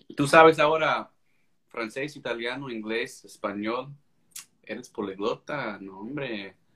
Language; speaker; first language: Spanish; non-native, fluent; English